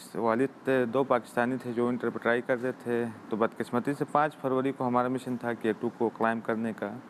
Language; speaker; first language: Urdu; native; Urdu